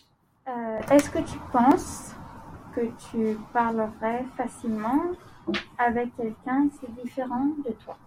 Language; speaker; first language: French; non-native, learner; English